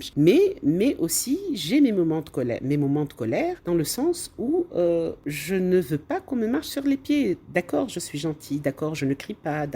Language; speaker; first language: French; non-native, local second language; Arabic